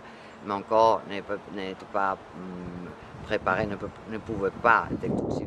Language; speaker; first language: French; non-native, fluent; Spanish